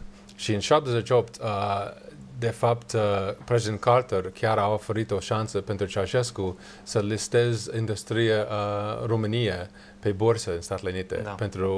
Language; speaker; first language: Romanian; non-native, learner; English